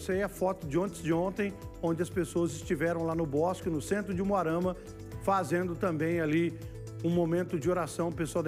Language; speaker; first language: Portuguese; native; Portuguese